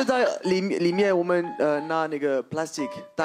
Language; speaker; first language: Chinese; non-native, fluent; French